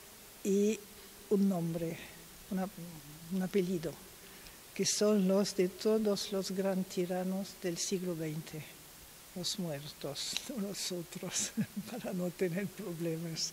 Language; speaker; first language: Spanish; non-native, learner; French